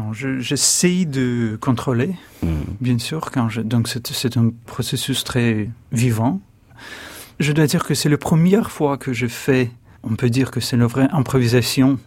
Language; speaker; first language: French; non-native, fluent; Russian